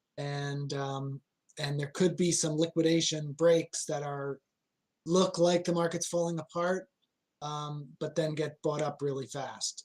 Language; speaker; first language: English; native; English